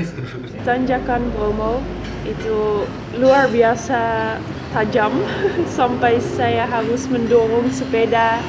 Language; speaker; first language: Indonesian; non-native, fluent; Dutch